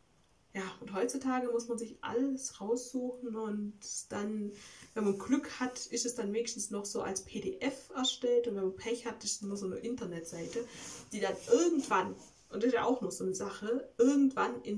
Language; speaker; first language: German; native; German